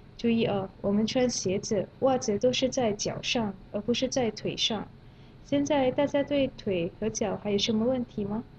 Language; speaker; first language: Chinese; non-native, fluent; Malay